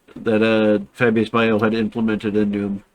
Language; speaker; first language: English; native; English